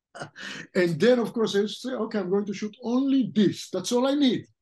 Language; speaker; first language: English; non-native, fluent; French